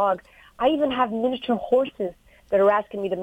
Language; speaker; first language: English; native; English